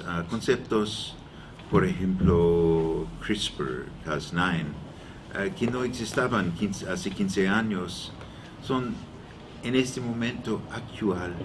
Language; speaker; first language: Spanish; non-native, learner; English